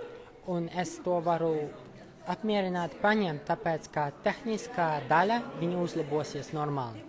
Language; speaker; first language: Latvian; non-native, local second language; Russian